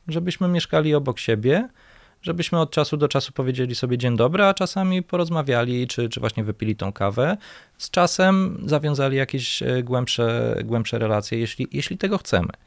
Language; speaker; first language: Polish; native; Polish